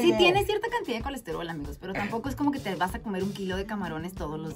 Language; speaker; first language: Spanish; native; Spanish